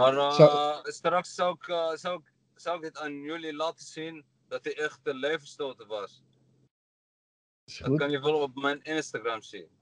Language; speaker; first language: Dutch; non-native, learner; Arabic